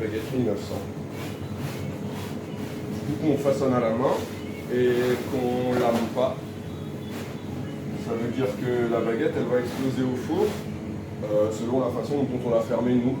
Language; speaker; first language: French; native; French